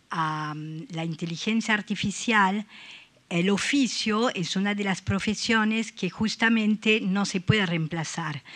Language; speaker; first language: Spanish; non-native, fluent; French